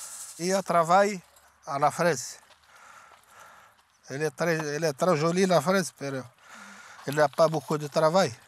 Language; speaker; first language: French; non-native, learner; Arabic